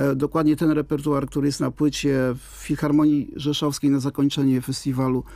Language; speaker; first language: Polish; native; Polish